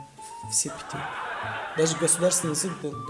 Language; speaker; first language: Russian; non-native, local second language; Tajik